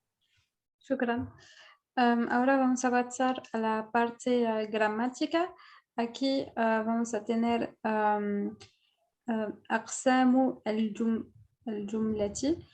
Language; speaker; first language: Spanish; non-native, fluent; Arabic